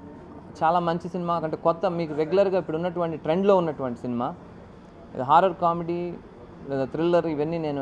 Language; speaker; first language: Telugu; native; Telugu